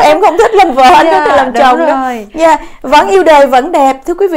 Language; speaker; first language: Vietnamese; native; Vietnamese